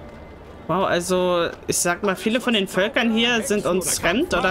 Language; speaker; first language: German; native; German